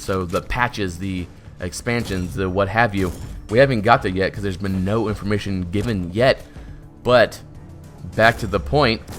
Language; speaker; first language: English; native; English